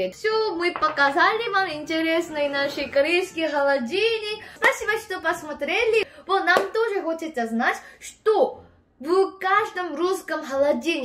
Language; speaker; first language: Russian; non-native, fluent; Korean